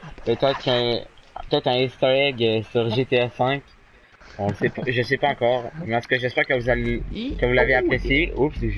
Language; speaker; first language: French; native; French